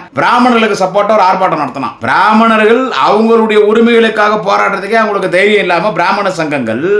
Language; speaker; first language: Tamil; non-native, local second language; Telugu